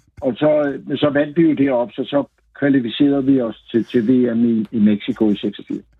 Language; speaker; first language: Danish; native; Danish